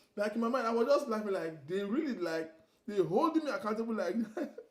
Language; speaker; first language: English; non-native, local second language; Yoruba